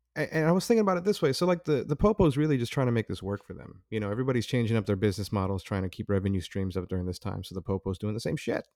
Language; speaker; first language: English; early bilingual, other home language; Filipino